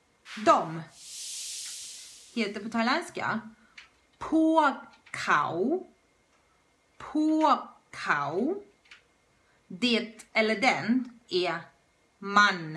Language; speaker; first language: Swedish; non-native, fluent; Thai